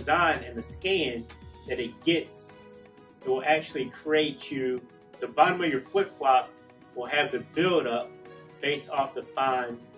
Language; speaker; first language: English; native; English